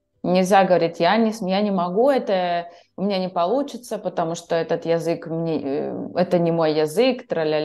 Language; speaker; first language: Russian; native; Russian